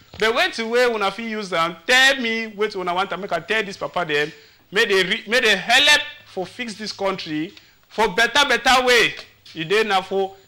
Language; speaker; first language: Nigerian Pidgin; native; Nigerian Pidgin